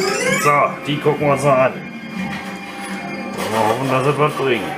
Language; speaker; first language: German; native; German